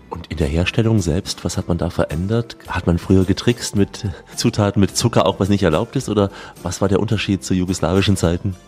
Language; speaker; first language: German; native; German